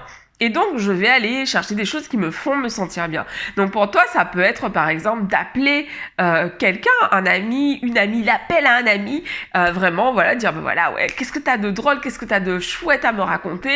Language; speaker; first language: French; native; French